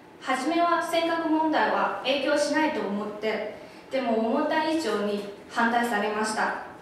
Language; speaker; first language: Japanese; non-native, fluent; Chinese